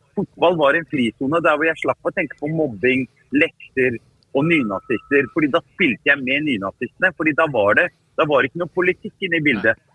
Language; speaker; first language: Norwegian; early bilingual, other home language; Arabic